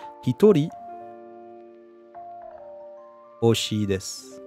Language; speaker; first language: Japanese; non-native, learner; French